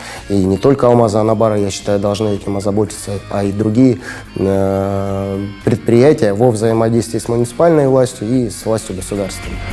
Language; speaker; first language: Russian; native; Russian